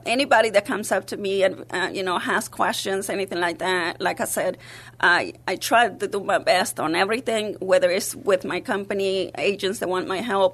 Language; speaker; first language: English; early bilingual, other home language; Spanish